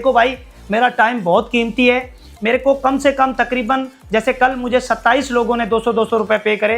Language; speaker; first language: Hindi; native; Hindi